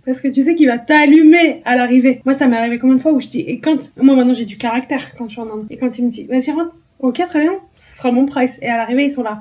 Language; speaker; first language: French; native; French